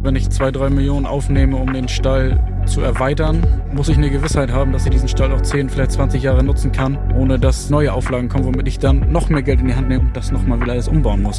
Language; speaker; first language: German; native; German